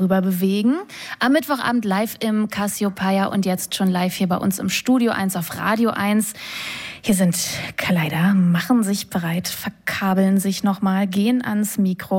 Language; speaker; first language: German; native; German